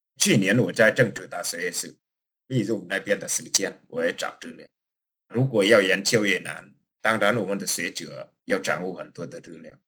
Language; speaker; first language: Chinese; non-native, fluent; Vietnamese